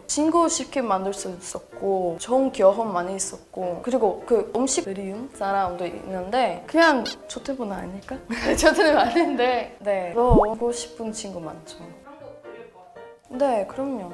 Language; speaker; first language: Korean; non-native, learner; English